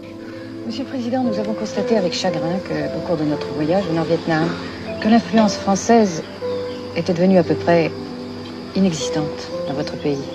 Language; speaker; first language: French; native; French